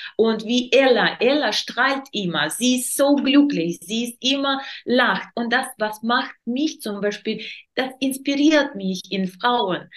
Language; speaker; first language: German; non-native, learner; Russian